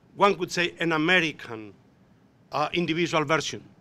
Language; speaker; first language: English; non-native, fluent; Spanish